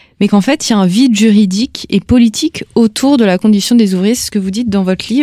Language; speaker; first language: French; native; French